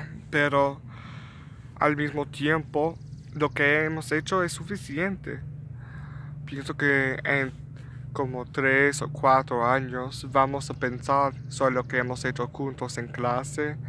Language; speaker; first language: Spanish; non-native, learner; English